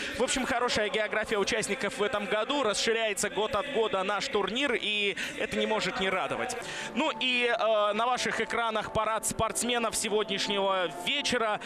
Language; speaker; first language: Russian; native; Russian